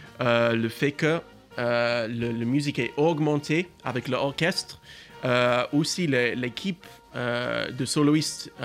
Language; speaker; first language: French; non-native, learner; English